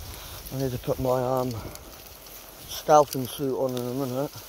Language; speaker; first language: English; native; English